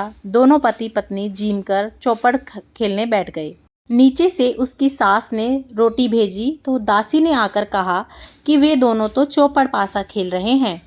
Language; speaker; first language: Hindi; native; Hindi